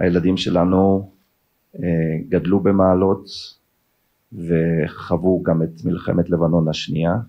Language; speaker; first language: Hebrew; early bilingual, other home language; German